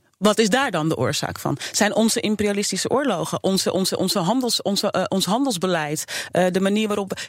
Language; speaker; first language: Dutch; native; Dutch